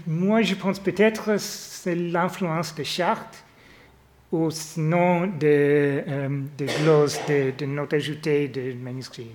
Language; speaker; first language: French; non-native, fluent; English